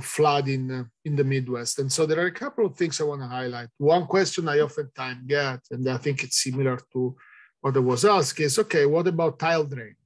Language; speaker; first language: English; non-native, fluent; Italian